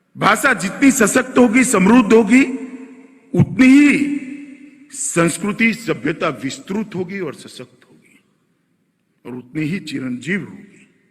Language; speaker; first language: Hindi; non-native, local second language; Gujarati